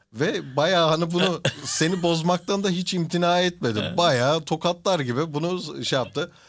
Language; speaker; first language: Turkish; early bilingual, heritage; Turkish